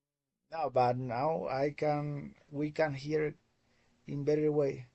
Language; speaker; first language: English; non-native, fluent; Spanish